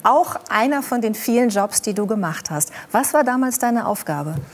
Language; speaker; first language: German; native; German